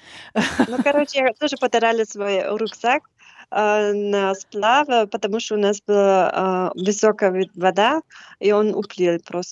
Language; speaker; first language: Russian; non-native, learner; German